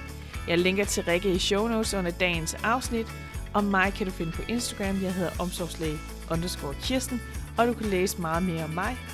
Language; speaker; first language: Danish; native; Danish